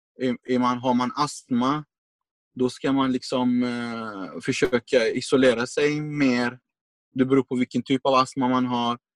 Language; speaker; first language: Swedish; non-native, fluent; Arabic